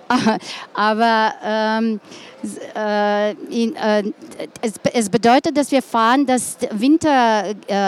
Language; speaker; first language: German; non-native, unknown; Slovenian